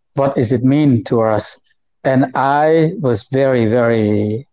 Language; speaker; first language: English; non-native, learner; Lao